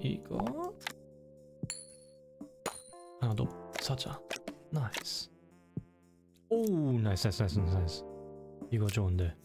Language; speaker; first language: Korean; non-native, learner; German